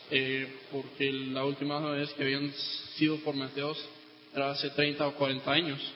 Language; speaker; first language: Spanish; non-native, local second language; English